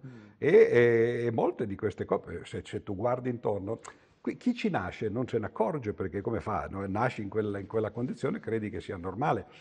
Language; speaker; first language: Italian; native; Italian